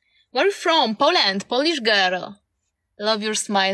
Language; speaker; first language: English; non-native, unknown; Polish